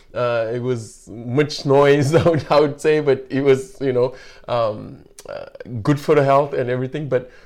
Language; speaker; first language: English; non-native, fluent; Wolof